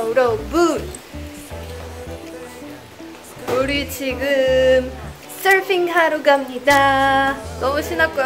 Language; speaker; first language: Korean; non-native, fluent; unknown